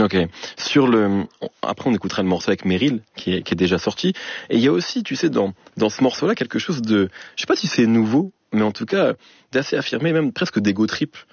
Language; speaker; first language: French; native; French